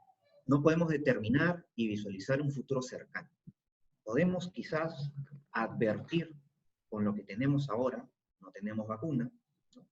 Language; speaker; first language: Spanish; native; Spanish